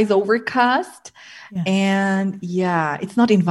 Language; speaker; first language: English; non-native, fluent; Russian